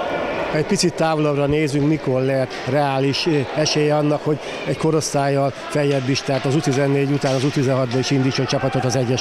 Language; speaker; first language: Hungarian; native; Hungarian